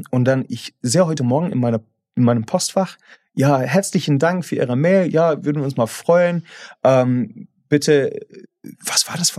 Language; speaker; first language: German; non-native, fluent; English